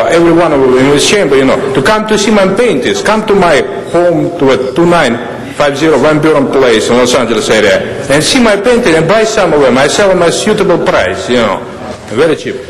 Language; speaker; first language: English; non-native, learner; Russian